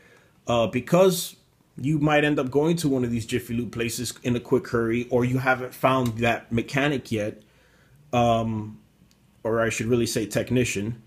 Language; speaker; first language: English; native; English